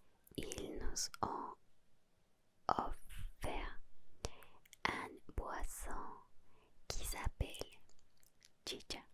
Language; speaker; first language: French; non-native, learner; Spanish